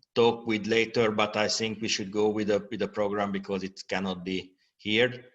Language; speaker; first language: English; non-native, fluent; Hungarian